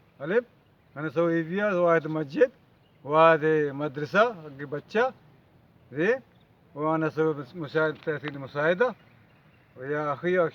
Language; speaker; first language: Arabic; non-native, learner; Baluchi